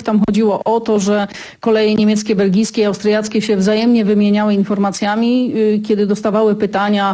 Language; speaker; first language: Polish; native; Polish